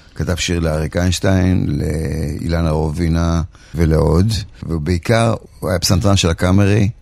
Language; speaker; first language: Hebrew; early bilingual, other home language; Polish